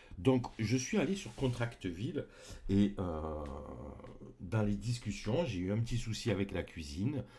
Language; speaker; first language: French; native; French